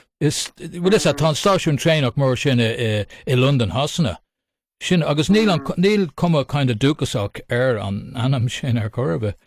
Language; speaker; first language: Irish; non-native, local second language; English